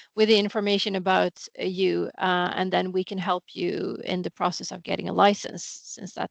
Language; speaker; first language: English; non-native, fluent; Swedish